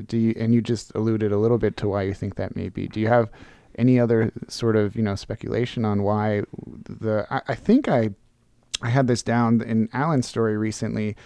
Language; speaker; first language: English; native; English